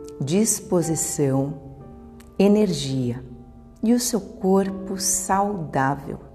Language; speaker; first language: Portuguese; native; Portuguese